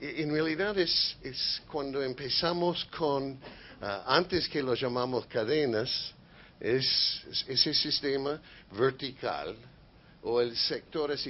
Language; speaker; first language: Spanish; non-native, fluent; English